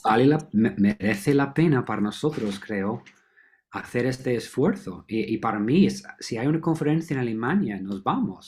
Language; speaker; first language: Spanish; non-native, fluent; English